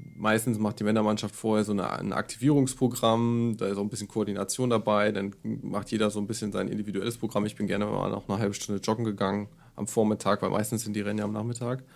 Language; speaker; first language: German; native; German